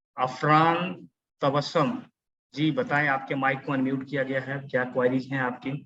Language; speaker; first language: Hindi; native; Hindi